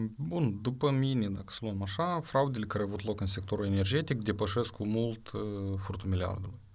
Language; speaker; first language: Romanian; native; Romanian